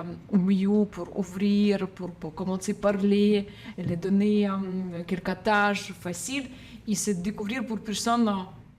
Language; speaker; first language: French; non-native, learner; Ukrainian